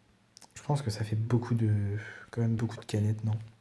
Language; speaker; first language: French; native; French